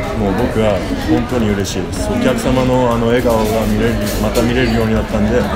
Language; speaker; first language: Japanese; non-native, fluent; English